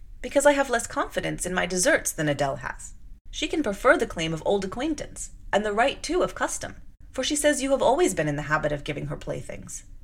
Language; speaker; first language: English; native; English